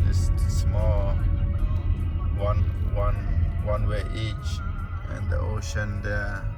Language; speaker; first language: English; non-native, learner; Khmer